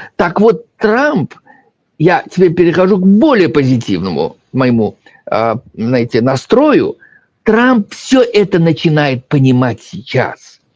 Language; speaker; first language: Russian; native; Russian